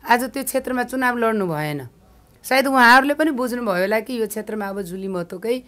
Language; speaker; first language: Nepali; non-native, local second language; Maithili